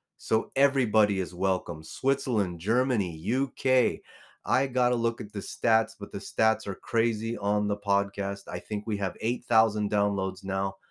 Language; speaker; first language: English; native; English